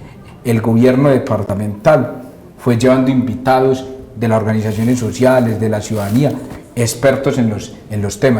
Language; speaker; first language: Spanish; native; Spanish